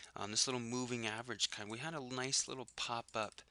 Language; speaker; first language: English; native; English